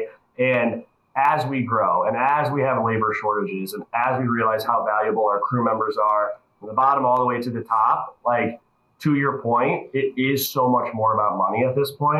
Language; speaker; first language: English; native; English